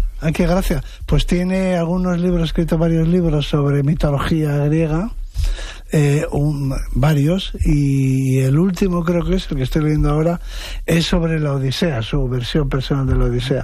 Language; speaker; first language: Spanish; native; Spanish